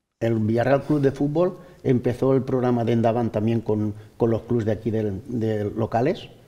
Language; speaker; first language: Spanish; native; Spanish